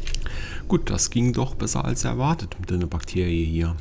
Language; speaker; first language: German; native; German